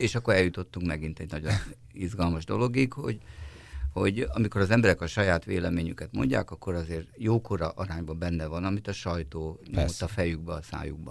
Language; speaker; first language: Hungarian; native; Hungarian